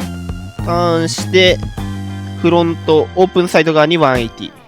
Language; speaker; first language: Japanese; native; Japanese